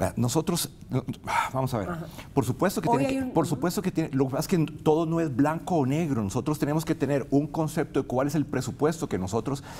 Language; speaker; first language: Spanish; native; Spanish